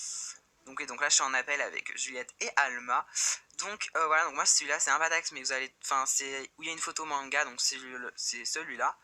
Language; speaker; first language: French; native; French